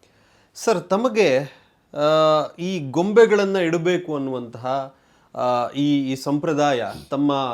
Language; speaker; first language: Kannada; native; Kannada